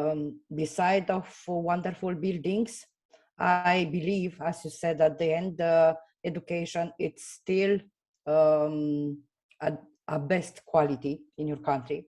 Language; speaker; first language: English; non-native, fluent; Romanian